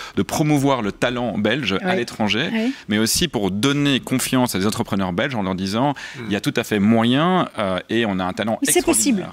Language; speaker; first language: French; native; French